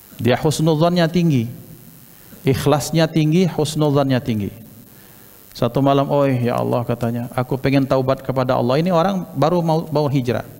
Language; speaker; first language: Malay; non-native, local second language; Javanese